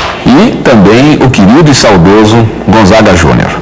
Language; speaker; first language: Portuguese; native; Portuguese